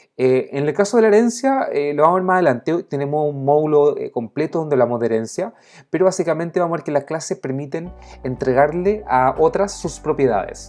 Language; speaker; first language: Spanish; native; Spanish